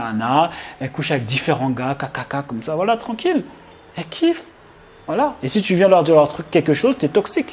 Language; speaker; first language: French; native; French